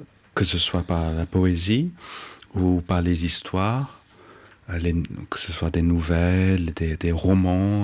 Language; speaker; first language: French; non-native, fluent; English